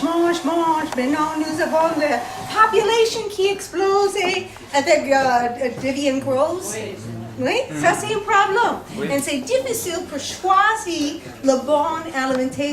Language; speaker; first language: French; non-native, learner; English